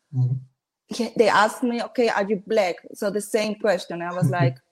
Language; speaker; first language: English; non-native, learner; Spanish